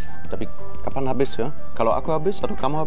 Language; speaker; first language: Indonesian; non-native, fluent; German